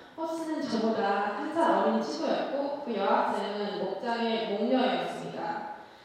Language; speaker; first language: Korean; early bilingual, heritage; Korean